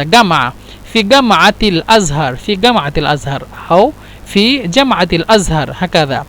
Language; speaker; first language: Arabic; non-native, fluent; Bangla